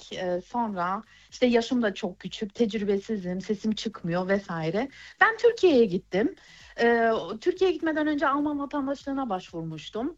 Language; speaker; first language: Turkish; early bilingual, other home language; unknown